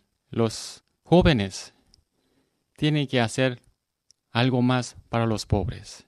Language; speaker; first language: Spanish; non-native, learner; Korean